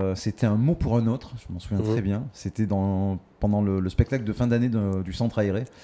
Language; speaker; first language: French; native; French